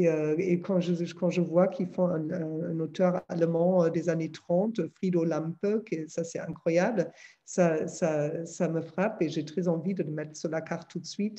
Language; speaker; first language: French; non-native, fluent; German